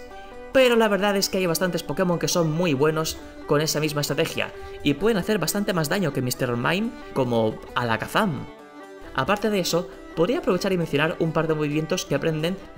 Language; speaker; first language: Spanish; native; Spanish